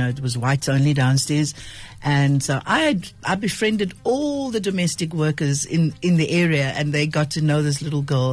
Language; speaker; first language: English; native; English